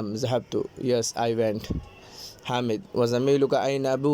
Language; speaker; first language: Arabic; non-native, fluent; Urdu